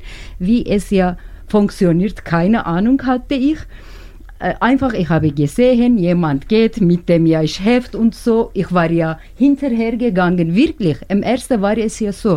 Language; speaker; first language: German; non-native, learner; Turkish